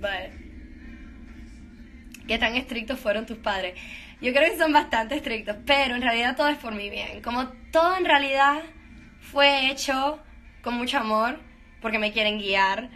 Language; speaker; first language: Spanish; native; Spanish